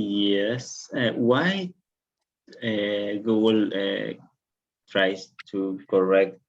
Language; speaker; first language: English; non-native, learner; Spanish